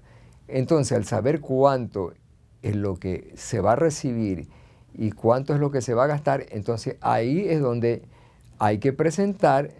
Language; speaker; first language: Spanish; native; Spanish